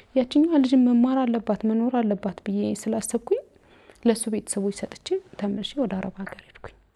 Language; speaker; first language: Amharic; native; Amharic